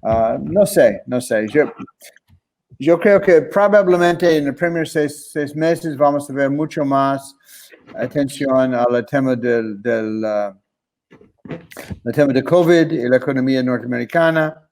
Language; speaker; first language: Spanish; non-native, fluent; English